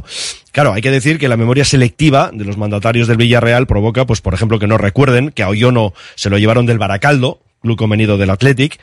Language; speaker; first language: Spanish; native; Spanish